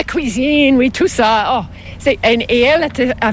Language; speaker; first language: French; non-native, local second language; English